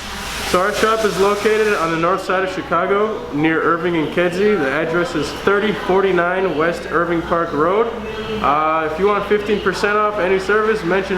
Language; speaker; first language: English; native; English